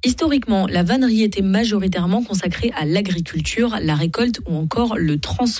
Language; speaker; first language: French; native; French